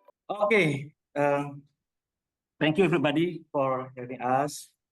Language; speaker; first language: English; non-native, local second language; Indonesian